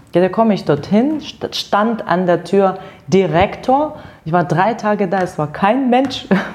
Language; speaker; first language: German; non-native, fluent; Russian